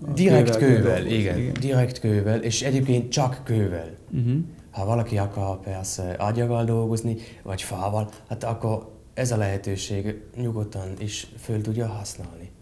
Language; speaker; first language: Hungarian; non-native, fluent; German